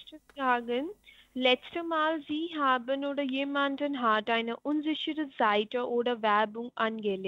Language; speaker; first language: German; non-native, learner; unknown